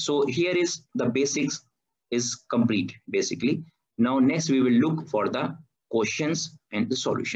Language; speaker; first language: English; non-native, fluent; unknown